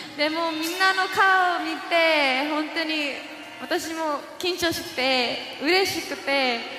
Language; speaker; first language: Japanese; non-native, fluent; Korean